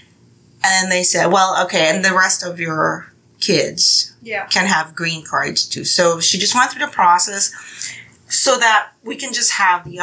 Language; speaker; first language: English; non-native, local second language; Filipino